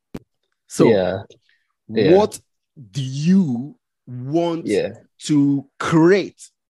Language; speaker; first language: English; non-native, local second language; Yoruba